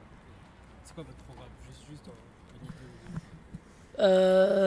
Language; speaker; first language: French; native; French